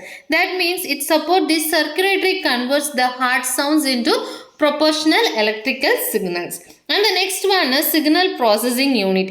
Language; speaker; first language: English; non-native, local second language; Tamil